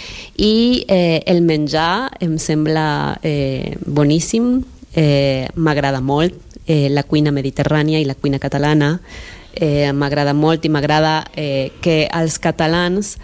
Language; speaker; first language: Catalan; non-native, fluent; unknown